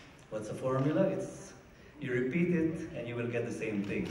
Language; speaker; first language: English; non-native, local second language; Filipino